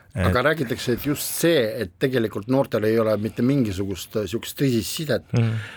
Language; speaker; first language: Estonian; non-native, local second language; Russian